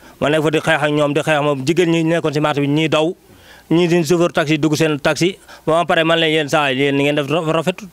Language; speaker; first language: Wolof; native; Wolof